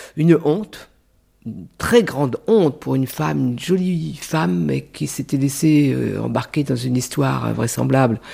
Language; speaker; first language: French; non-native, local second language; Réunion Creole French